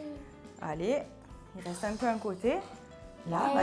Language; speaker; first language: French; native; French